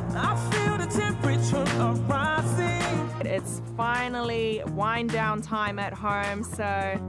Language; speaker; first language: English; native; English